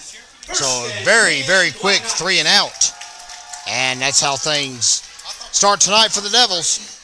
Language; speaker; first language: English; native; English